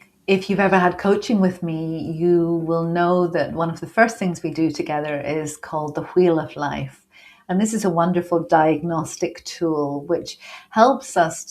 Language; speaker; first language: English; native; English